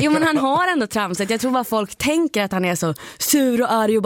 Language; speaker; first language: Swedish; native; Swedish